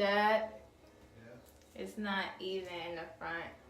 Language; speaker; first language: English; native; English